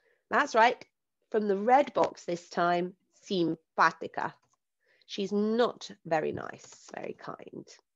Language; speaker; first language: English; native; English